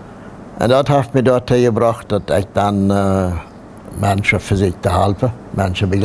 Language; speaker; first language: German; non-native, local second language; Plautdietsch